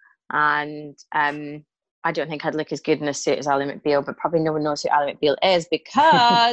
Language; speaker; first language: English; native; English